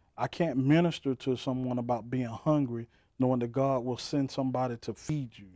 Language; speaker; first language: English; native; English